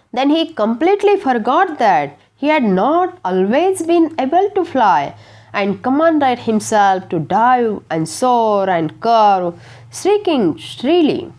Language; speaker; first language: English; non-native, local second language; Marathi